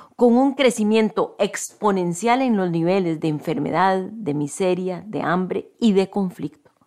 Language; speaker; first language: Spanish; native; Spanish